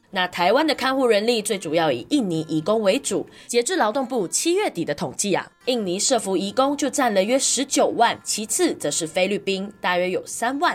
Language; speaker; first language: Chinese; native; Chinese